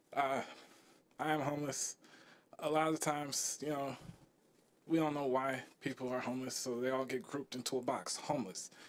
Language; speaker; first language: English; native; English